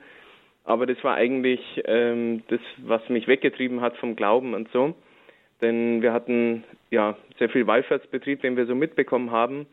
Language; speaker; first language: German; native; German